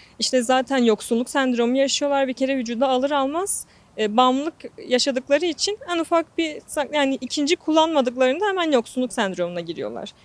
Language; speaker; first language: Turkish; non-native, local second language; Kurdish